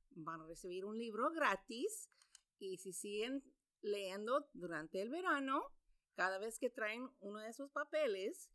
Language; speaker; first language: Spanish; early bilingual, heritage; Spanish